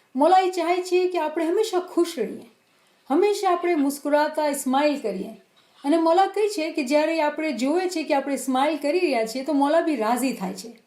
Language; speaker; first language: Gujarati; early bilingual, heritage; Gujarati